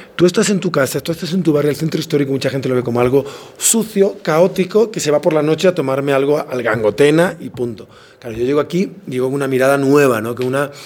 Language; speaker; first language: Spanish; native; Spanish